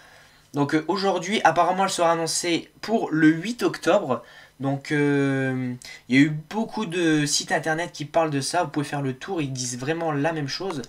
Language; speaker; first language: French; native; French